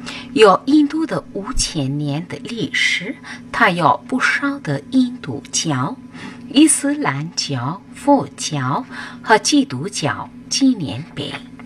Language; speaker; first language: Chinese; non-native, learner; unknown